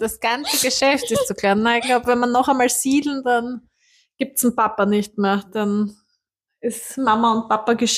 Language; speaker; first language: German; native; German